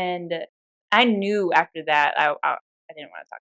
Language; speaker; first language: English; native; English